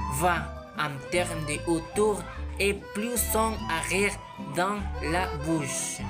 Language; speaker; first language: French; non-native, learner; Spanish